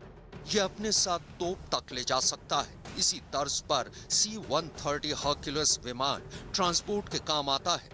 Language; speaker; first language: Hindi; native; Hindi